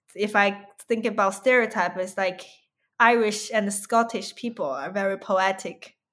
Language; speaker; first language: English; non-native, fluent; Chinese